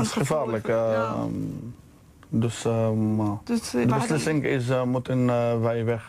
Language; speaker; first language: Dutch; non-native, learner; Arabic